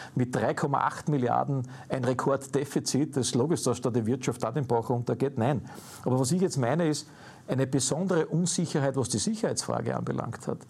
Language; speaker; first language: German; native; German